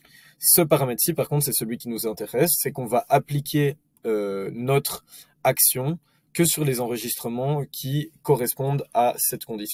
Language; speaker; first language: French; native; French